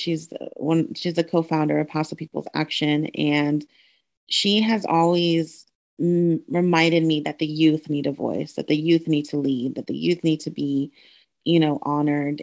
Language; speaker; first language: English; early bilingual, other home language; Spanish